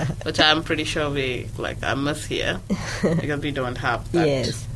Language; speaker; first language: English; non-native, local second language; Hindi